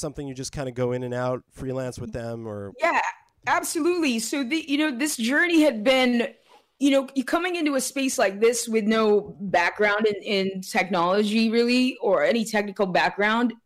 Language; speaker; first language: English; early bilingual, other home language; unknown